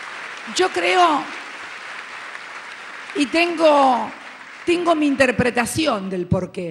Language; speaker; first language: Spanish; native; Spanish